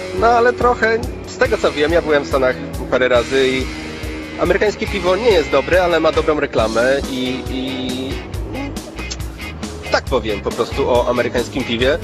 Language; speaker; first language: Polish; native; Polish